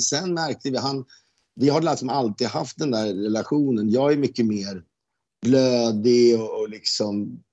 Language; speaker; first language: Swedish; native; Swedish